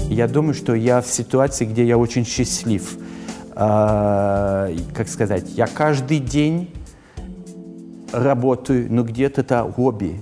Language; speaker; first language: Russian; early bilingual, heritage; Russian